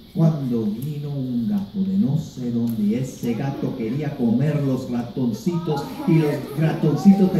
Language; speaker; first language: Spanish; early bilingual, other home language; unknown